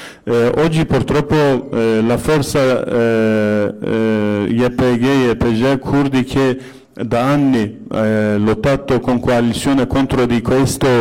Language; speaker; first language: Italian; non-native, fluent; Kurdish